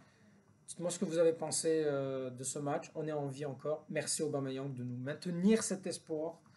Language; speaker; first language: French; native; French